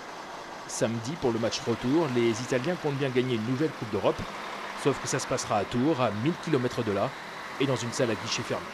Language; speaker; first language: French; native; French